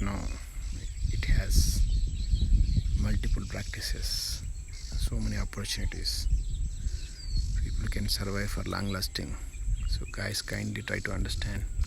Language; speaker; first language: English; non-native, local second language; Telugu